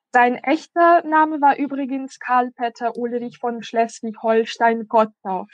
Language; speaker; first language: German; non-native, fluent; Russian